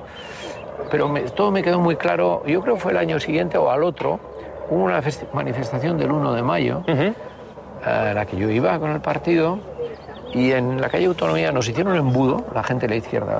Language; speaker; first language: Spanish; native; Spanish